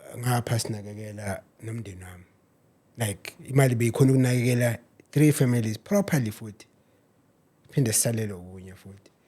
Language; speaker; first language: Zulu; native; Zulu